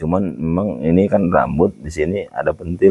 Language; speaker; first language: Indonesian; native; Indonesian